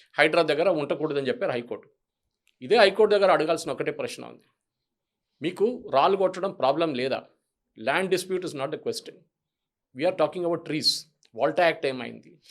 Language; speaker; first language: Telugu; non-native, local second language; Malayalam